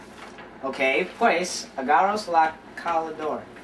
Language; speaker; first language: Spanish; non-native, learner; English